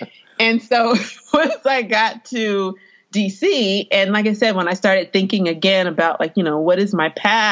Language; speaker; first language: English; native; English